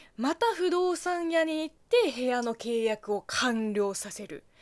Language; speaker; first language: Japanese; non-native, fluent; Chinese